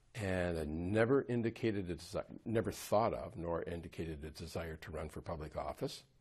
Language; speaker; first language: English; native; English